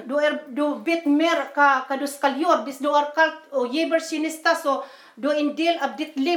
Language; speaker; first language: Norwegian; non-native, fluent; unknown